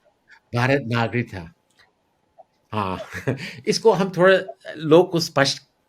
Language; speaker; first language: Hindi; non-native, fluent; English